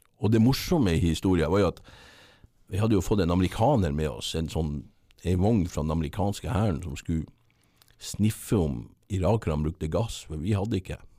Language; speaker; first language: Norwegian; native; Norwegian